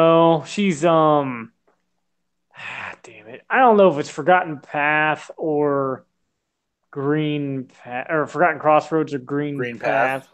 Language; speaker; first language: English; native; English